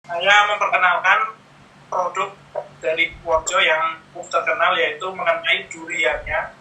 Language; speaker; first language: Indonesian; native; Indonesian